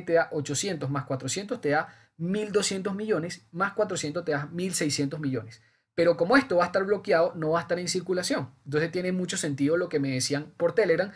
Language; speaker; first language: Spanish; native; Spanish